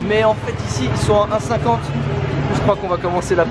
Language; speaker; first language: French; native; French